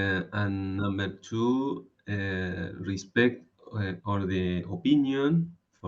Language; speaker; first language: English; non-native, learner; Spanish